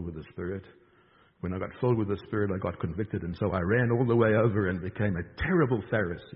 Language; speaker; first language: English; native; English